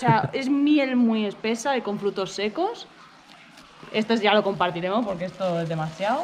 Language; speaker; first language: Spanish; native; Spanish